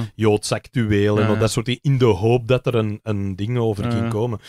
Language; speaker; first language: Dutch; native; Dutch